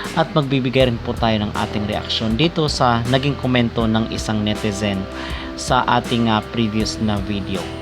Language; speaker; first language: Filipino; native; Filipino